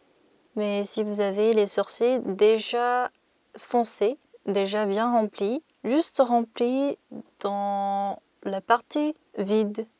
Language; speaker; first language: French; non-native, fluent; Korean